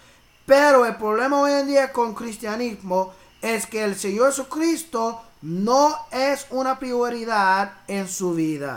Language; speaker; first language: Spanish; early bilingual, heritage; English